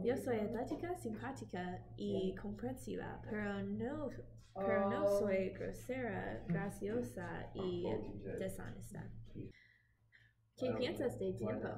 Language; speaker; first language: Spanish; non-native, learner; English